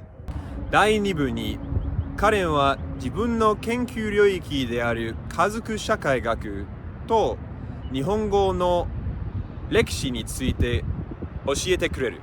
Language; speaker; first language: Japanese; non-native, learner; English